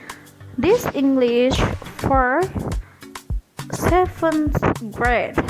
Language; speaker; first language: English; non-native, learner; Indonesian